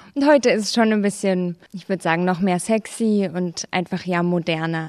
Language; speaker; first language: German; native; German